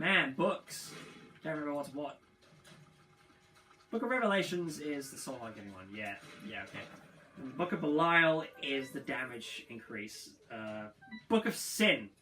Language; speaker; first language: English; native; English